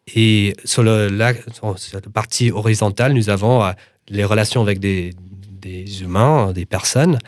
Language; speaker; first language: French; non-native, fluent; English